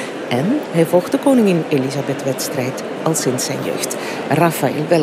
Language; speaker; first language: Dutch; native; Dutch